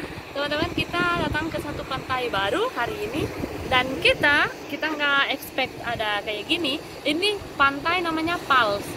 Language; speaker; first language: Indonesian; non-native, fluent; Spanish